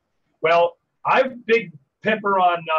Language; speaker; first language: English; native; English